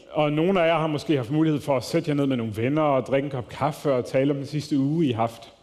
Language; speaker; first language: Danish; native; Danish